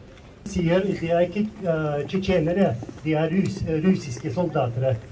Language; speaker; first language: Norwegian; non-native, fluent; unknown